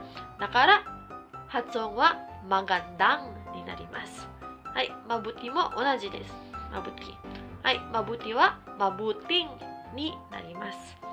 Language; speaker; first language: Japanese; non-native, local second language; Filipino